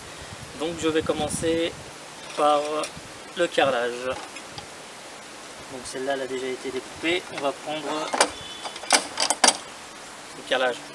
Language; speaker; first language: French; native; French